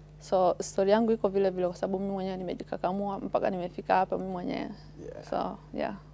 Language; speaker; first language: Swahili; native; Swahili